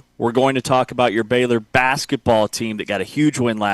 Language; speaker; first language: English; native; English